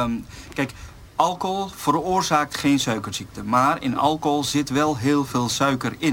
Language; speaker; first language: Dutch; native; Dutch